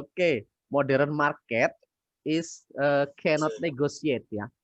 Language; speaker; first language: English; non-native, fluent; Indonesian